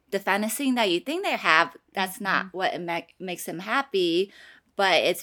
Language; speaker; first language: English; non-native, fluent; Chinese